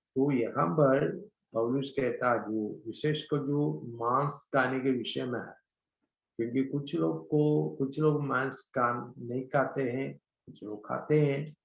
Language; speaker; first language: Hindi; non-native, local second language; Malayalam